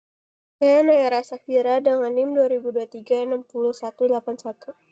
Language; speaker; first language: Indonesian; native; Indonesian